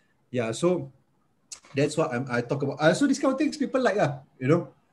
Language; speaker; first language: English; non-native, local second language; Malay